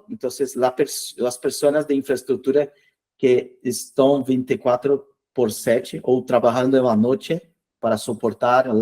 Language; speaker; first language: Spanish; non-native, fluent; Portuguese